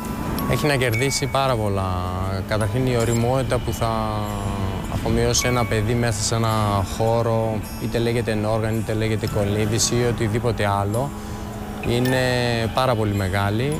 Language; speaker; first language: Greek; native; Greek